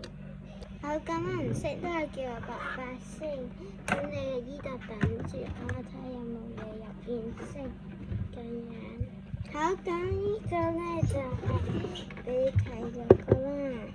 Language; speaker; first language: Cantonese; native; Cantonese